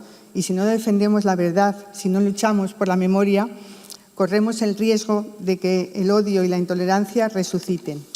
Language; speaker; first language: Spanish; native; Spanish